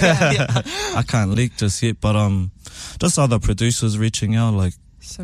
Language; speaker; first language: English; native; English